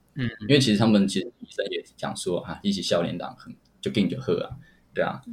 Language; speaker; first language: Chinese; native; Chinese